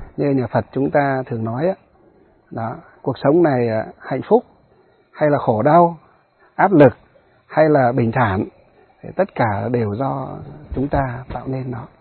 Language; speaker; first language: Vietnamese; non-native, local second language; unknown